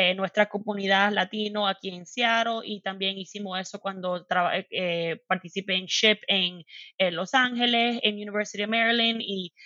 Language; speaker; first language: Spanish; early bilingual, heritage; Spanish